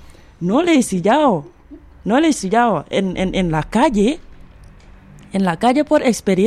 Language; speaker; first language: Spanish; non-native, fluent; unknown